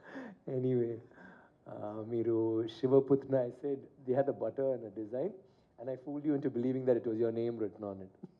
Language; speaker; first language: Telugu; non-native, learner; Tamil